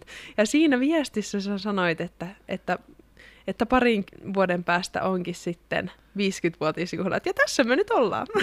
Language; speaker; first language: Finnish; native; Finnish